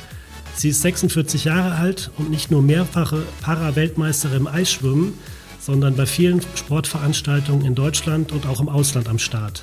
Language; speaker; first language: German; native; German